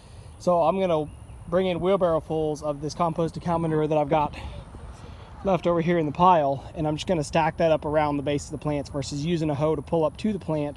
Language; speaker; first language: English; native; English